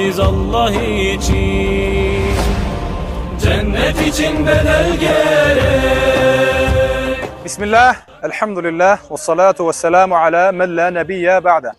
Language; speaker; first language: Turkish; non-native, fluent; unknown